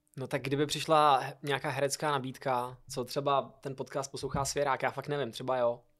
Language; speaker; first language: Czech; native; Czech